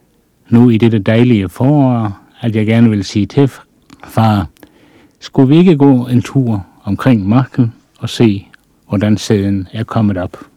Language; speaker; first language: Danish; native; Danish